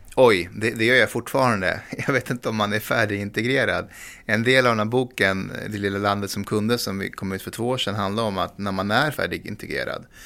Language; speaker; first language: Swedish; early bilingual, other home language; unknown